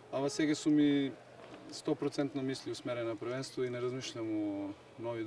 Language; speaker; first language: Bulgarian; non-native, learner; Serbian